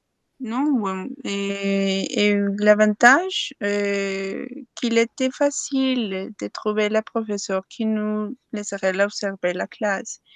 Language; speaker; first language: French; non-native, learner; Spanish